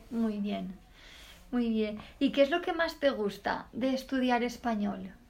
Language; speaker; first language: Spanish; native; Spanish